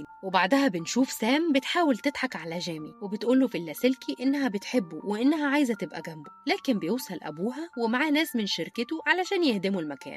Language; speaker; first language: Arabic; native; Arabic